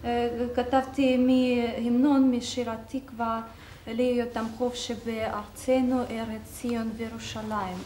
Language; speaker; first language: Hebrew; non-native, learner; Russian